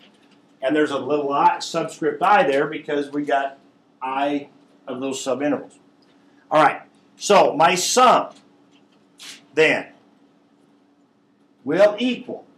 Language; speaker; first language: English; native; English